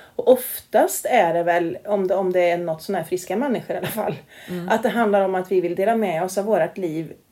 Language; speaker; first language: Swedish; native; Swedish